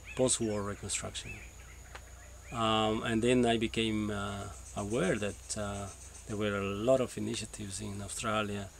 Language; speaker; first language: English; non-native, fluent; Spanish